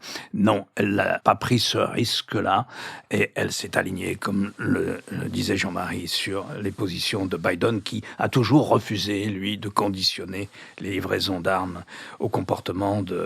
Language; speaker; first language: French; native; French